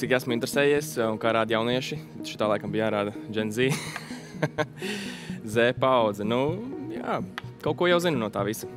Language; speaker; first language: Latvian; early bilingual, other home language; Italian